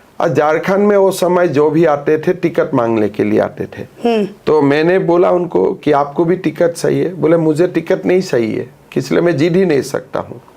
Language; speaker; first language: Hindi; non-native, local second language; Assamese